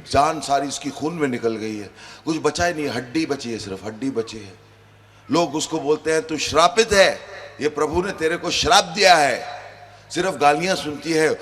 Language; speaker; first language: Hindi; non-native, local second language; Punjabi